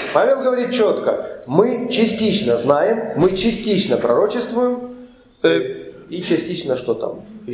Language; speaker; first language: Polish; non-native, learner; Russian